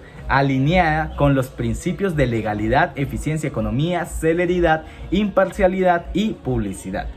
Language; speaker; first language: Spanish; native; Spanish